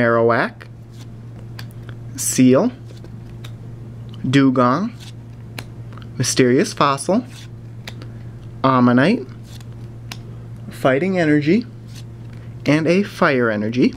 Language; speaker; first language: English; native; English